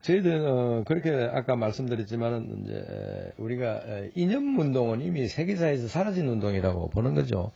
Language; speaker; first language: Korean; native; Korean